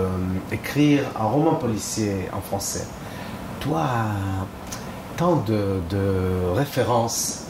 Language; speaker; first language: French; non-native, fluent; Hebrew